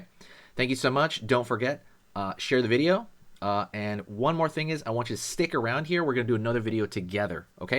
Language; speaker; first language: English; native; English